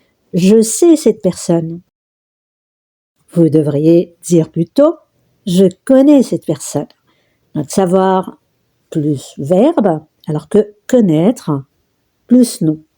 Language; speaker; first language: French; non-native, local second language; Arabic